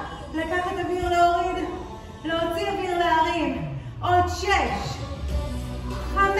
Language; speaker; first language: Hebrew; native; Hebrew